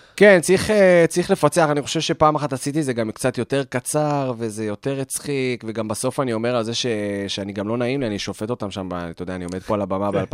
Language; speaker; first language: Hebrew; native; Hebrew